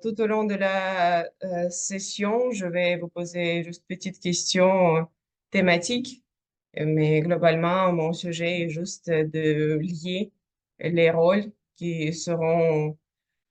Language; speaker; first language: French; non-native, fluent; Russian